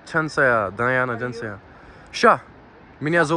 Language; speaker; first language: Russian; non-native, learner; Urdu